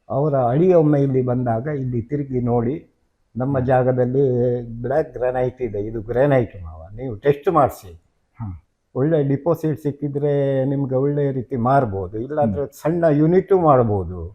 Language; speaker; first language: Kannada; non-native, local second language; Konkani